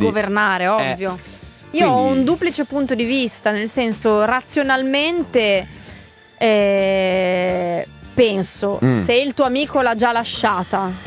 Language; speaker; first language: Italian; native; Italian